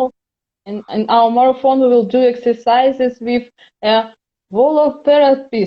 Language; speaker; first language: English; non-native, learner; Russian